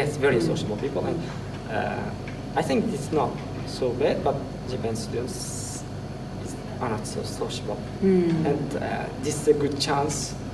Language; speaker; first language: English; non-native, fluent; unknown